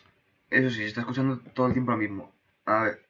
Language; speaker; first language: Spanish; native; Spanish